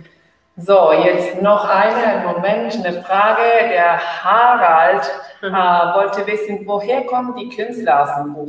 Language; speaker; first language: German; non-native, fluent; Spanish